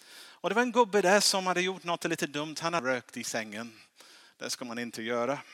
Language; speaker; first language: Swedish; non-native, fluent; English